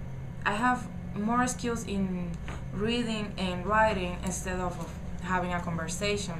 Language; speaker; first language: English; non-native, learner; Spanish